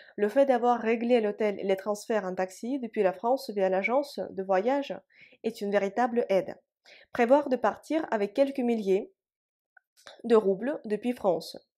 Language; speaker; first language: French; non-native, fluent; Russian